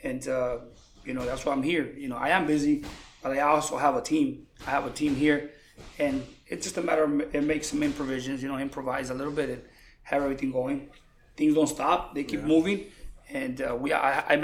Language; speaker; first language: English; early bilingual, other home language; Spanish